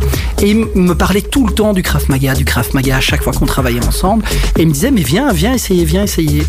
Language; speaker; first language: French; native; French